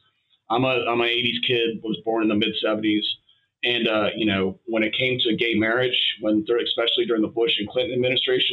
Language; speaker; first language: English; native; English